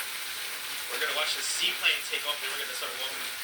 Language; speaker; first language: English; native; English